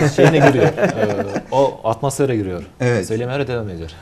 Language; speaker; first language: Turkish; non-native, fluent; Kyrgyz